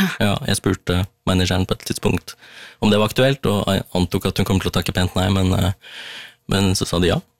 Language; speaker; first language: Norwegian; early bilingual, other home language; Tamil